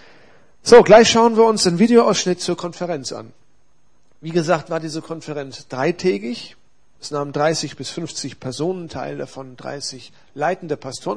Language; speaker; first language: German; native; German